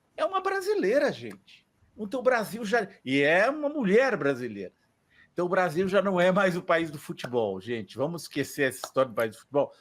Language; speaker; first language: Portuguese; native; Portuguese